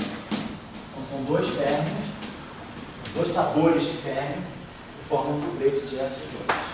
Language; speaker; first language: Portuguese; native; Portuguese